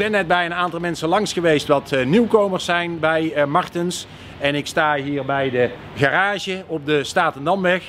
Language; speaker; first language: Dutch; native; Dutch